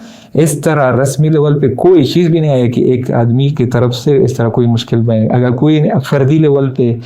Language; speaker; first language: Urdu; non-native, learner; Pashto